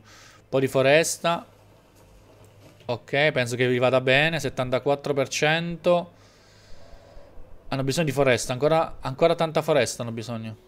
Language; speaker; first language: Italian; native; Italian